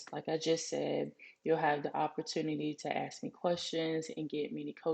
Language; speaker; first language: English; native; English